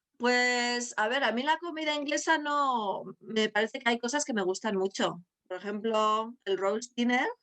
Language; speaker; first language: Spanish; non-native, local second language; Basque